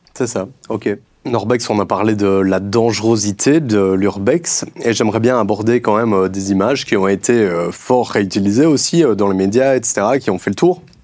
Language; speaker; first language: French; native; French